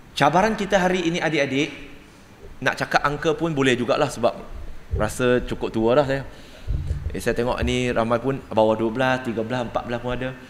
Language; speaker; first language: Malay; non-native, local second language; Cantonese